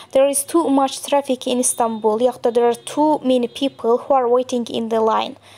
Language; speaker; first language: English; non-native, fluent; Azerbaijani